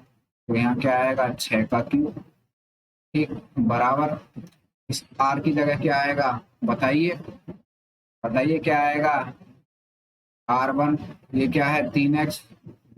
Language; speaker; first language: Hindi; native; Hindi